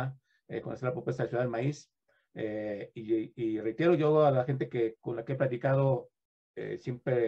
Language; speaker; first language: Spanish; native; Spanish